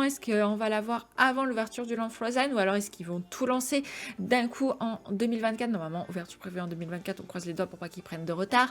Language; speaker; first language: French; native; French